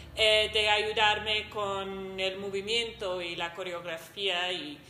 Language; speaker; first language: Spanish; non-native, fluent; English